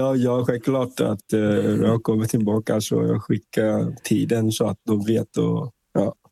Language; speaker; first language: Swedish; non-native, fluent; Vietnamese